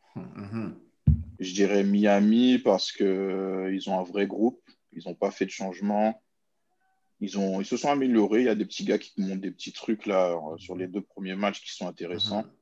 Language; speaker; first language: French; native; French